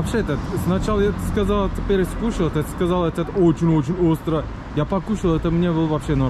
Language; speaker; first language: Russian; non-native, learner; Turkish